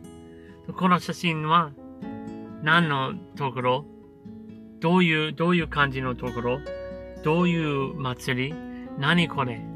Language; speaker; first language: Japanese; non-native, learner; English